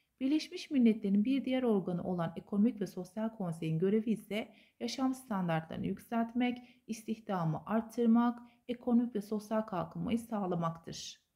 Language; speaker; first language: Turkish; native; Turkish